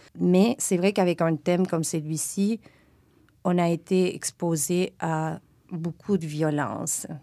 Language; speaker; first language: French; non-native, fluent; Spanish